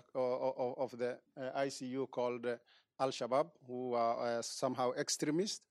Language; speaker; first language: English; non-native, local second language; Somali